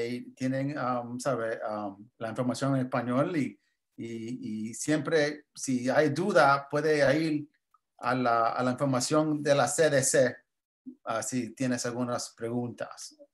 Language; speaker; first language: Spanish; early bilingual, heritage; English